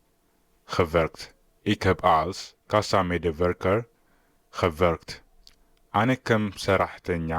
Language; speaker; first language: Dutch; non-native, learner; Tigrinya